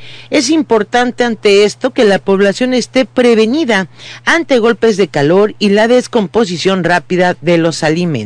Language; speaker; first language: Spanish; native; Spanish